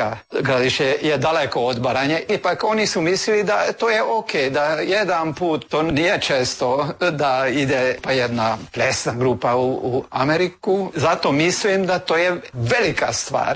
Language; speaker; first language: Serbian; early bilingual, heritage; Serbian